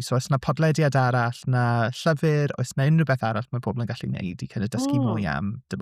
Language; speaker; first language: Welsh; native; Welsh